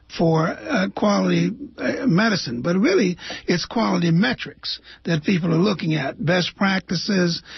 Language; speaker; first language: English; native; English